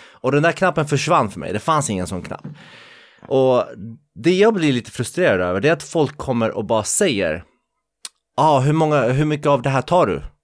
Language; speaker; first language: Swedish; early bilingual, other home language; Kurdish